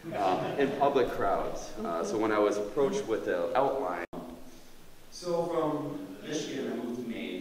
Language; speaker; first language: English; native; English